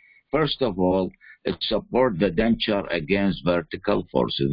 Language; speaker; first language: English; non-native, fluent; Arabic